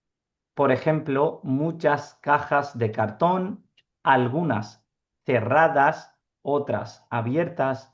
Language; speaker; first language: Spanish; non-native, fluent; Urdu